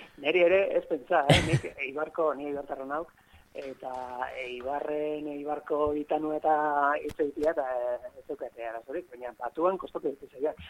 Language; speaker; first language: Basque; native; Basque